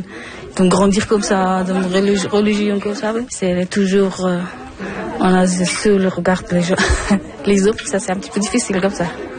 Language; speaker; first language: French; non-native, learner; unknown